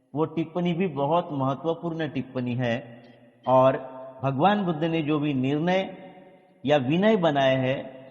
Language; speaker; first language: Hindi; non-native, local second language; Marathi